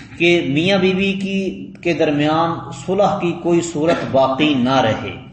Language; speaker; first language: Urdu; non-native, local second language; Punjabi